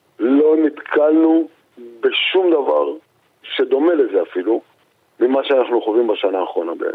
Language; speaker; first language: Hebrew; native; Hebrew